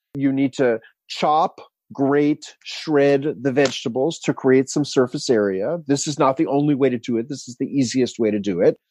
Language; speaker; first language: English; native; English